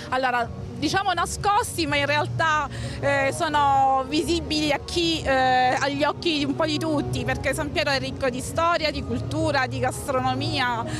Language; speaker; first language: Italian; native; Italian